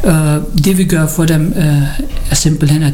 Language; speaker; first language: Danish; non-native, learner; Filipino